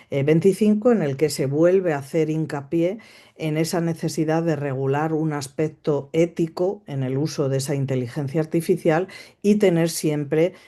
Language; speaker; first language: Spanish; native; Spanish